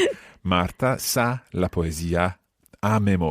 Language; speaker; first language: Italian; non-native, fluent; English